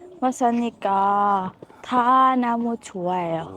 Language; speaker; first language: Korean; non-native, learner; Thai